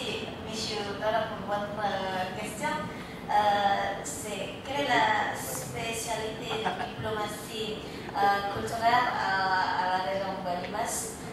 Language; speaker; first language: French; non-native, fluent; Indonesian